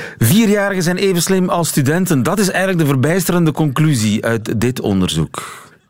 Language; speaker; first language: Dutch; native; Dutch